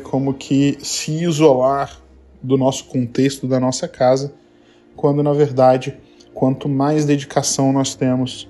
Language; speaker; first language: Portuguese; native; Portuguese